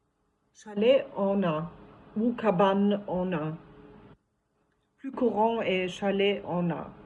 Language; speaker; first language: French; non-native, fluent; German